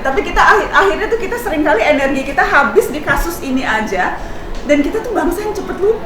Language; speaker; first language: Indonesian; native; Indonesian